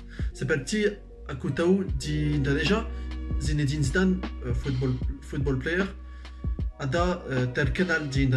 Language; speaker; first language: Indonesian; non-native, learner; French